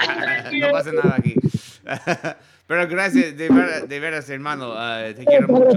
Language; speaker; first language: Spanish; non-native, learner; English